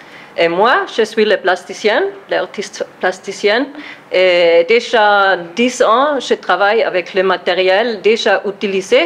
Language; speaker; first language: French; non-native, learner; German